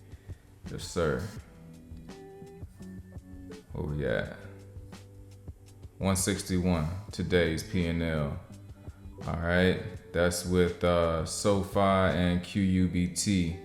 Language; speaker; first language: English; native; English